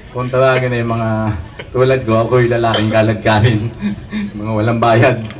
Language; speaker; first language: Filipino; native; Filipino